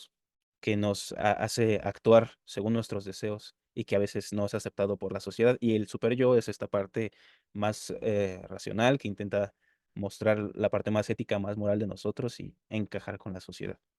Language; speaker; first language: Spanish; native; Spanish